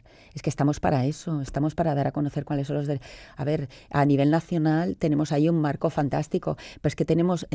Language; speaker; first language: Spanish; native; Spanish